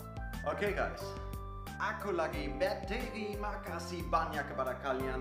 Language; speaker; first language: Indonesian; non-native, fluent; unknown